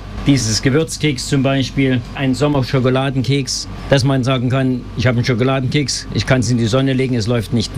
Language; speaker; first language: German; native; German